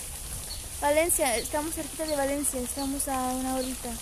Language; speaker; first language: Spanish; non-native, fluent; Bulgarian